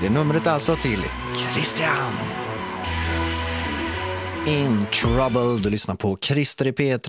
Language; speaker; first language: Swedish; native; Swedish